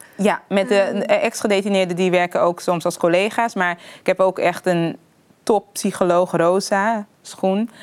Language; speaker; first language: Dutch; early bilingual, other home language; Papiamento